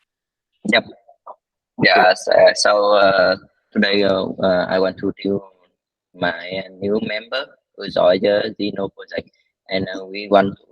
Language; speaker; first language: English; non-native, learner; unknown